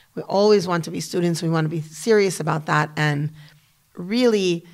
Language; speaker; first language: English; native; English